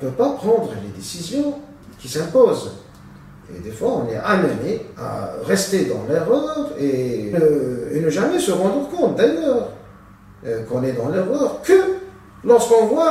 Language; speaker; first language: French; non-native, local second language; Arabic